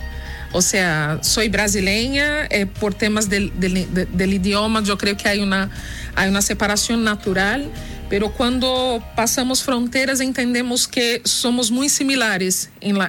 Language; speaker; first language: Spanish; non-native, fluent; Portuguese